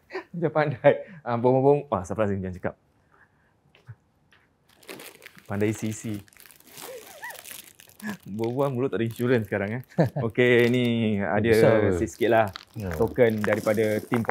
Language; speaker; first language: Malay; native; Malay